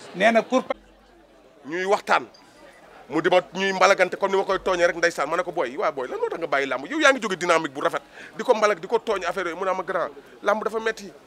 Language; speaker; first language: Wolof; native; Wolof